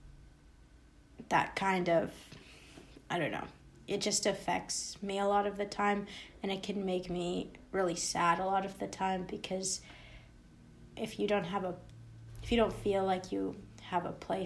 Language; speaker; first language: English; native; English